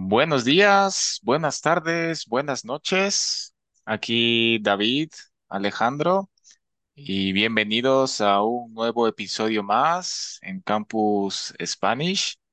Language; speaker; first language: Spanish; native; Spanish